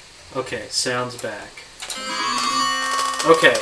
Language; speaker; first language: English; native; English